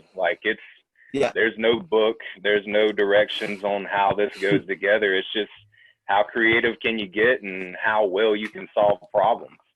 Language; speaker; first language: English; native; English